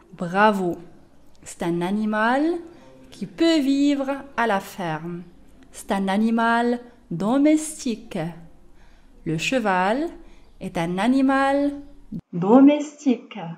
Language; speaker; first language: French; non-native, local second language; Arabic